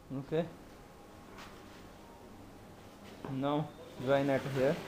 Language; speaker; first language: English; non-native, local second language; Hindi